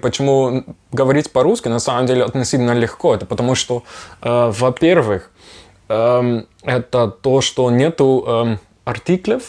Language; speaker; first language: Russian; non-native, fluent; Dutch